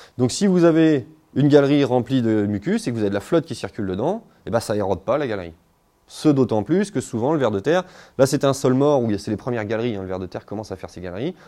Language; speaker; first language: French; native; French